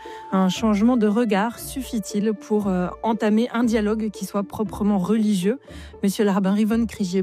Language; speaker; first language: French; native; French